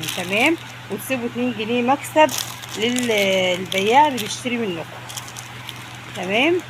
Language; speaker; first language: Arabic; native; Arabic